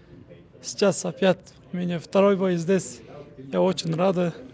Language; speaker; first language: Russian; non-native, local second language; Kyrgyz